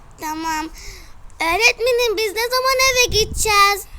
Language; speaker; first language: Turkish; early bilingual, heritage; Turkish